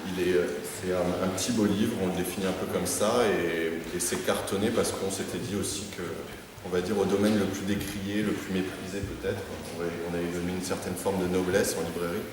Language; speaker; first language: French; native; French